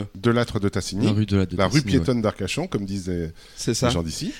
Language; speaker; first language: French; native; French